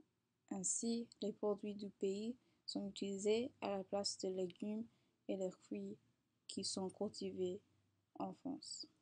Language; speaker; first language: French; non-native, learner; English